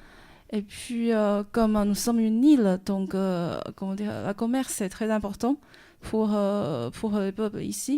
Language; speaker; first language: French; non-native, fluent; Chinese